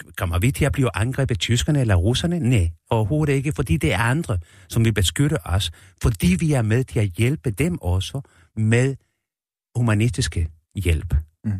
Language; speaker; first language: Danish; non-native, fluent; Spanish